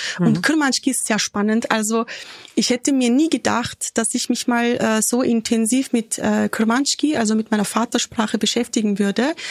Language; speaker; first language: German; early bilingual, other home language; Turkish